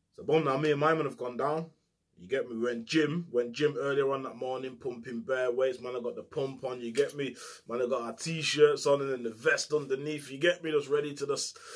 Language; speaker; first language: English; native; English